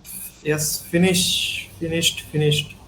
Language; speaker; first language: English; non-native, learner; Hindi